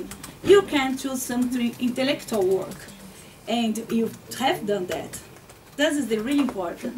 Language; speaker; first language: English; non-native, learner; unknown